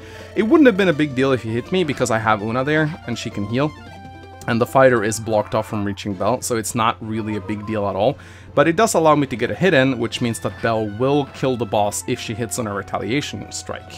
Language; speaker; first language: English; native; English